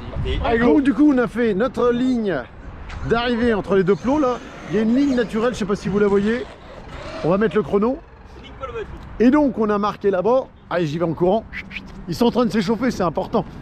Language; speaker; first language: French; native; French